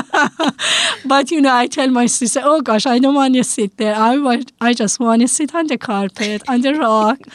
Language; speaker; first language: English; non-native, fluent; Persian